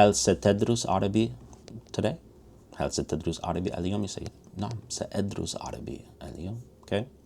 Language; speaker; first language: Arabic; non-native, learner; English